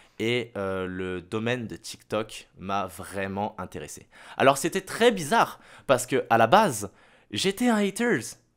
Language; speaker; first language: French; native; French